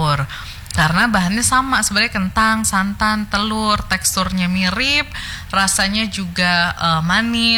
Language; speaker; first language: Indonesian; native; Indonesian